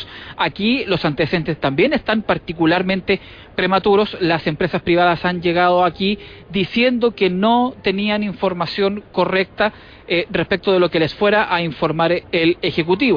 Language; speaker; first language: Spanish; native; Spanish